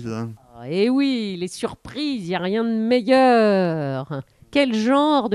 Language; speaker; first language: French; native; French